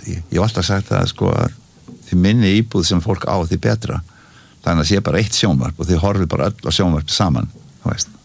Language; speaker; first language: Icelandic; early bilingual, heritage; Icelandic